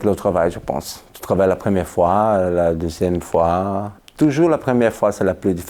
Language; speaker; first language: French; non-native, fluent; Portuguese